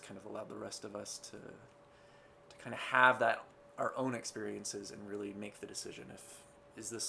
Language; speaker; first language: English; native; English